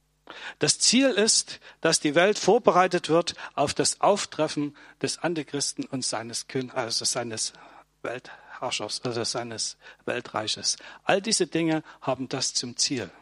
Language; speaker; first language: German; native; German